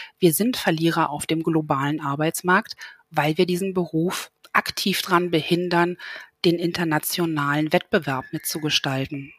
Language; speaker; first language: German; native; German